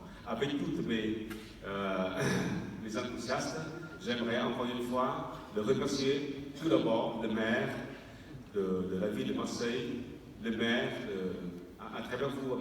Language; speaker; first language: French; non-native, fluent; Vietnamese